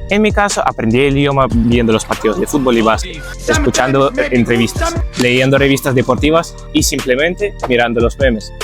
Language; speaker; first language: Spanish; non-native, fluent; Ukrainian